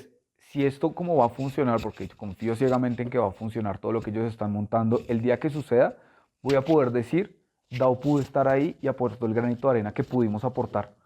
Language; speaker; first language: Spanish; native; Spanish